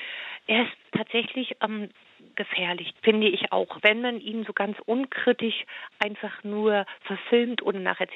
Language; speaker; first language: German; native; German